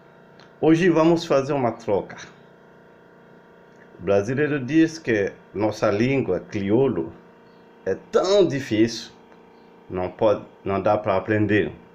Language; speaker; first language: Portuguese; non-native, learner; Haitian Creole